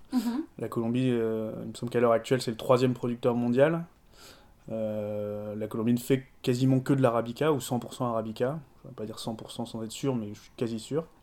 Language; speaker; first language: French; native; French